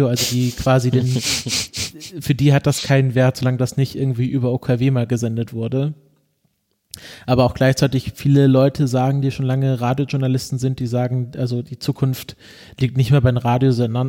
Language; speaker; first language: German; native; German